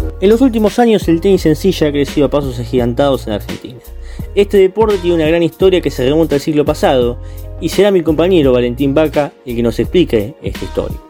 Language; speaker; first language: Spanish; native; Spanish